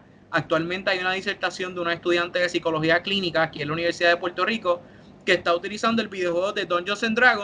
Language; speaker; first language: Spanish; native; Spanish